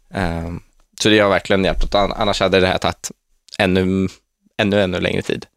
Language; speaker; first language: Swedish; native; Swedish